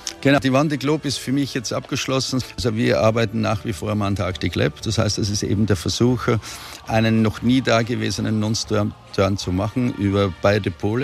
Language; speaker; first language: German; native; German